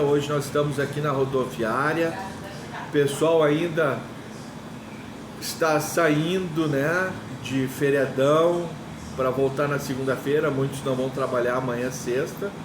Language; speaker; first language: Portuguese; native; Portuguese